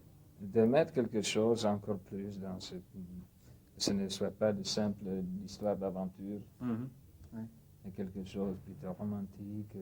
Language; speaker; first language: French; non-native, fluent; Polish